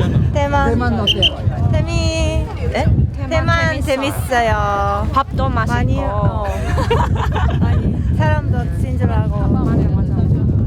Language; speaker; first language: Korean; non-native, learner; Japanese